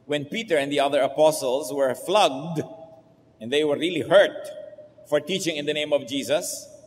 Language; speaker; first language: English; non-native, local second language; Filipino